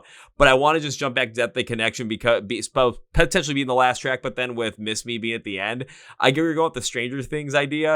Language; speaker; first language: English; native; English